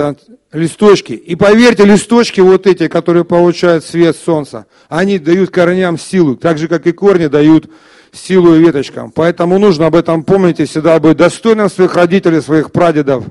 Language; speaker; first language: Russian; native; Russian